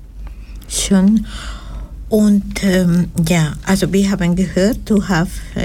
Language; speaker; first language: German; non-native, learner; Spanish